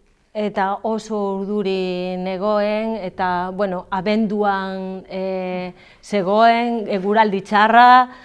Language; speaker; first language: Basque; non-native, learner; Galician